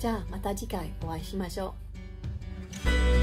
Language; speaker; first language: Japanese; non-native, fluent; English